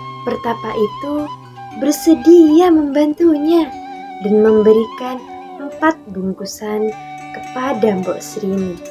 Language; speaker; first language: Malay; non-native, local second language; Javanese